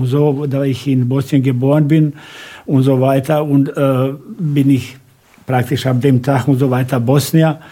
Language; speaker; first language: German; non-native, fluent; Bosnian